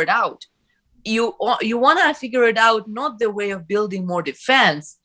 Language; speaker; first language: English; non-native, fluent; Ukrainian